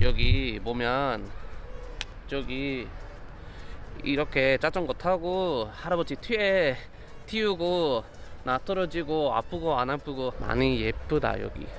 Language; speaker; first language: Korean; non-native, learner; Spanish